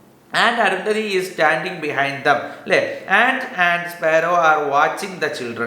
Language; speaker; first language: English; non-native, local second language; Malayalam